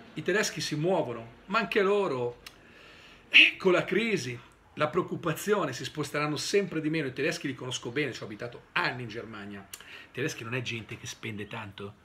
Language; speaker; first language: Italian; native; Italian